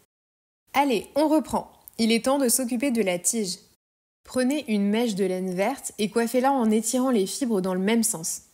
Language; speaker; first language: French; native; French